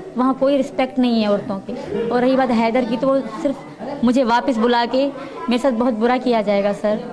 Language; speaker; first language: Urdu; non-native, local second language; Sindhi